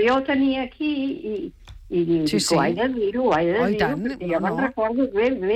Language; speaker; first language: Catalan; native; Catalan